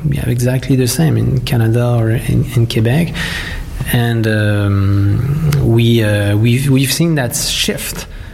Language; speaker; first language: English; non-native, fluent; French